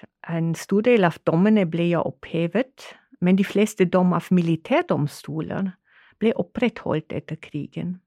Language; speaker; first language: Norwegian; non-native, fluent; German